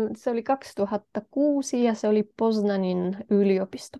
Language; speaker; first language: Finnish; non-native, fluent; Polish